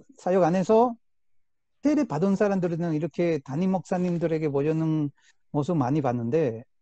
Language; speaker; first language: Korean; non-native, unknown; Spanish